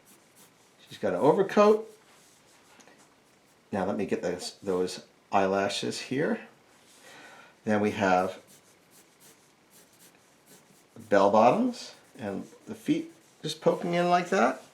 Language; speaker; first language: English; native; English